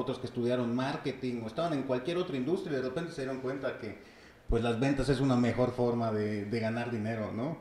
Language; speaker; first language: Spanish; native; Spanish